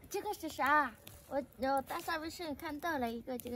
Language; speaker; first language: Chinese; non-native, learner; Lao